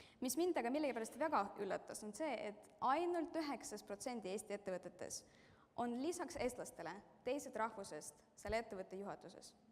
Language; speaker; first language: Estonian; non-native, local second language; Russian